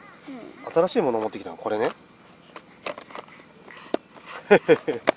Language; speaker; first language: Japanese; native; Japanese